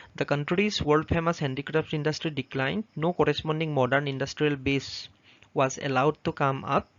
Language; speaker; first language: English; non-native, local second language; Assamese